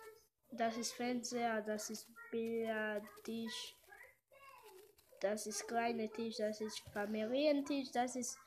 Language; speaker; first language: German; non-native, learner; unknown